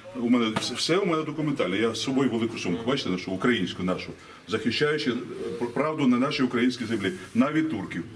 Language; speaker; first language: Ukrainian; native; Ukrainian